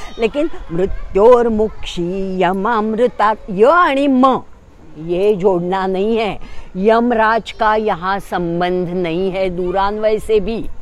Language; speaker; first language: Hindi; non-native, local second language; Marathi